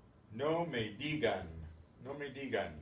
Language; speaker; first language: Spanish; non-native, fluent; English